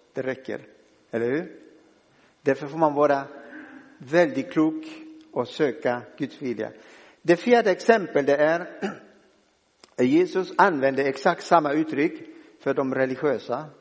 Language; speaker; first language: Swedish; non-native, fluent; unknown